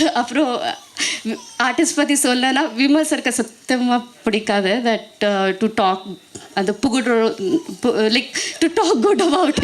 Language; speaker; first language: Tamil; non-native, learner; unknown